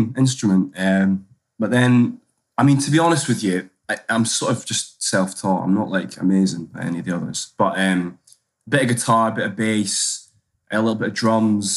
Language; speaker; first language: English; native; English